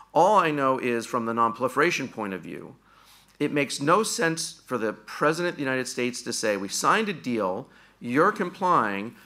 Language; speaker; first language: English; native; English